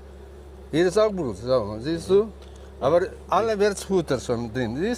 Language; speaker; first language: German; non-native, learner; Russian